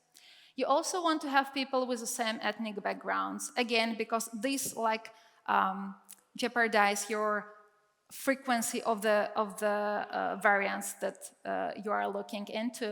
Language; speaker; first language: English; non-native, fluent; Czech